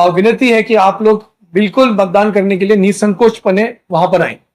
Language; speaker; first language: Hindi; non-native, local second language; Marathi